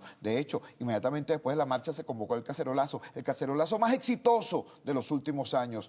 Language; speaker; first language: Spanish; native; Spanish